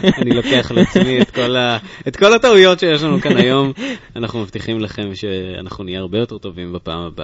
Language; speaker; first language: Hebrew; native; Hebrew